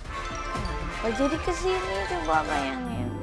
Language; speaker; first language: Indonesian; native; Indonesian